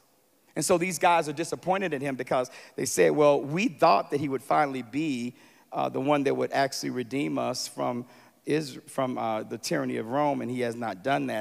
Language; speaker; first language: English; native; English